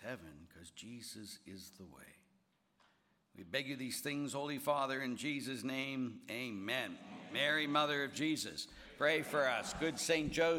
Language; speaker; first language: English; native; English